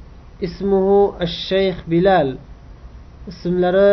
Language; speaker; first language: Arabic; non-native, fluent; Uzbek